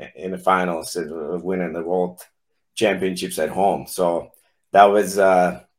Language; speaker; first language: English; non-native, fluent; Czech